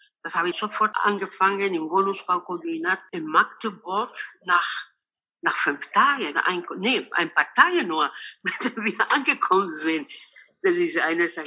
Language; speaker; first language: German; non-native, local second language; Spanish